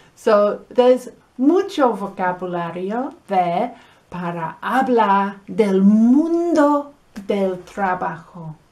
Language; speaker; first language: Spanish; non-native, fluent; English